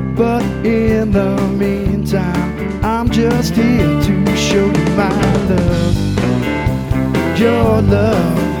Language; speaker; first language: English; native; English